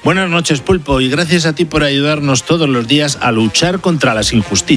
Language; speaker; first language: Spanish; native; Spanish